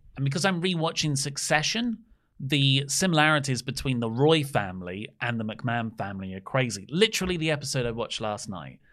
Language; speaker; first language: English; native; English